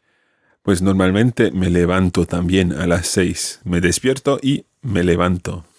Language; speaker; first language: Spanish; non-native, fluent; English